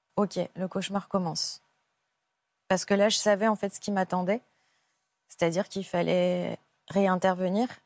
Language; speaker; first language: French; native; French